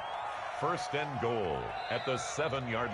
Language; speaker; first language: English; native; English